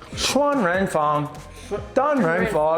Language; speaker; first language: Chinese; non-native, learner; English